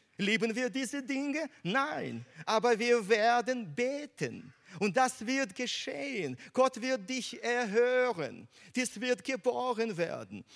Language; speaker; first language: German; non-native, fluent; Russian